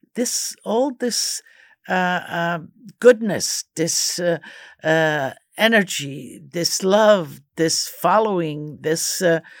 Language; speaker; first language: English; early bilingual, other home language; Croatian